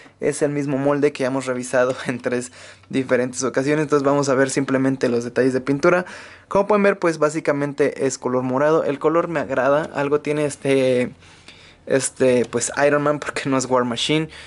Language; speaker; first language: Spanish; native; Spanish